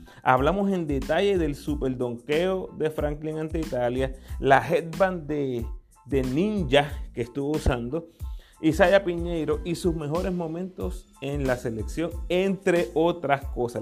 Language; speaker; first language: Spanish; native; Spanish